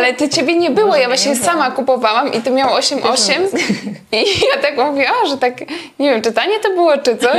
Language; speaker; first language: Polish; native; Polish